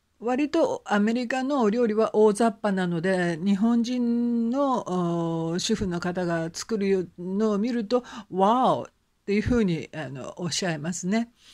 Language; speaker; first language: Japanese; native; Japanese